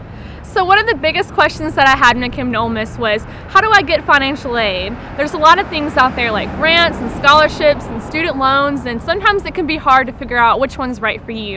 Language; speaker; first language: English; native; English